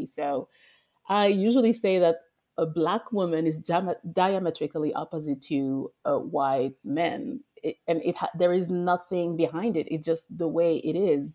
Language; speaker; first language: English; non-native, fluent; French